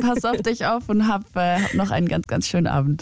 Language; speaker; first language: German; native; German